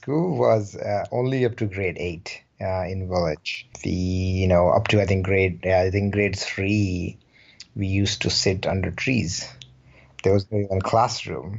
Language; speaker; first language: English; non-native, local second language; Rajasthani